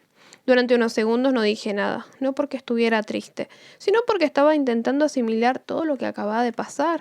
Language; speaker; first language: Spanish; native; Spanish